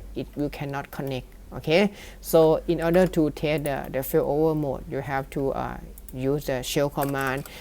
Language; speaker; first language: English; non-native, learner; Thai